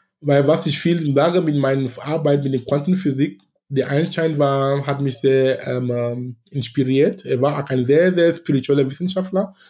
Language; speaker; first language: German; non-native, fluent; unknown